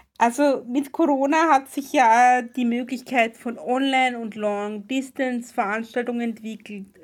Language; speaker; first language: German; native; German